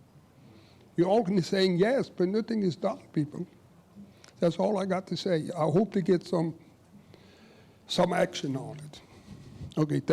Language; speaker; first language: English; native; English